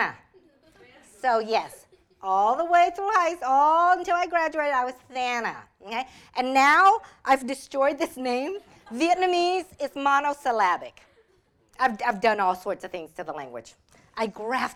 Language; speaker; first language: English; early bilingual, other home language; Vietnamese